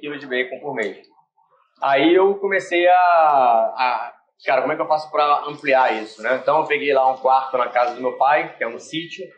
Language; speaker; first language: Portuguese; native; Portuguese